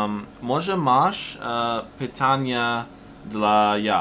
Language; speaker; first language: Polish; non-native, learner; English